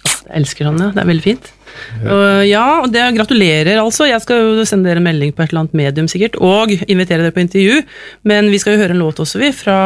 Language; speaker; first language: Norwegian; native; Norwegian